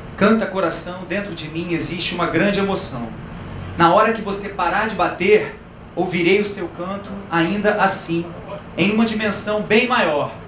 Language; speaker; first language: Portuguese; native; Portuguese